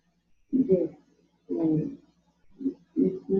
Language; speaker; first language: English; non-native, learner; Spanish